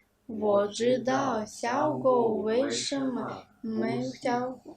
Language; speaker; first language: Chinese; non-native, learner; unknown